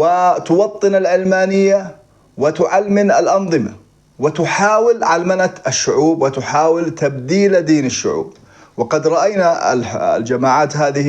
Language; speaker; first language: Arabic; native; Arabic